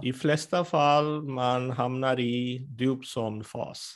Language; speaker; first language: Swedish; non-native, fluent; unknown